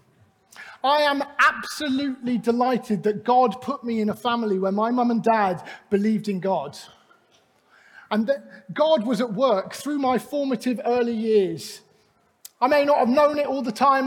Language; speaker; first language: English; native; English